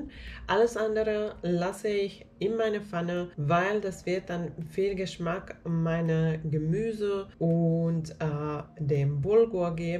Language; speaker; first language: German; non-native, fluent; Finnish